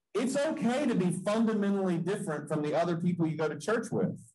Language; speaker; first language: English; native; English